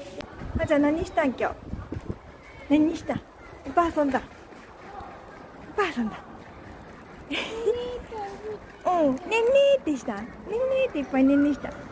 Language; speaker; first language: Japanese; native; Japanese